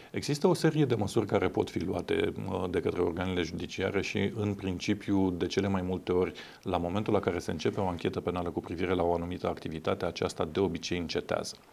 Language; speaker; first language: Romanian; native; Romanian